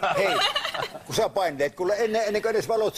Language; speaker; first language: Finnish; native; Finnish